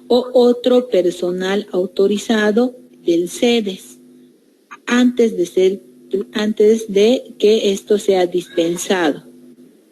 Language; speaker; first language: Spanish; native; Spanish